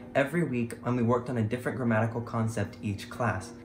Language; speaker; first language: English; native; English